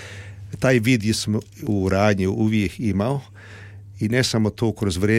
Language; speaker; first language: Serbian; early bilingual, heritage; Serbian